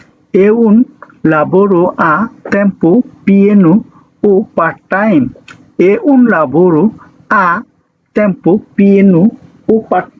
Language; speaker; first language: Italian; non-native, learner; Bangla